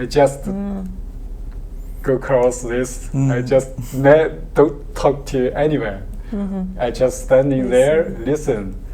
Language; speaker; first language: English; non-native, learner; Chinese